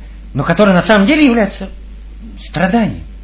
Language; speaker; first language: Russian; native; Russian